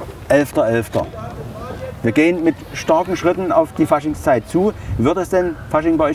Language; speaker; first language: German; native; German